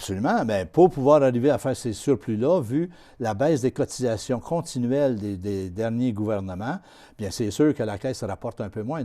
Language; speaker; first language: French; native; French